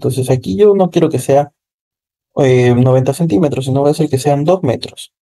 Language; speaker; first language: Spanish; native; Spanish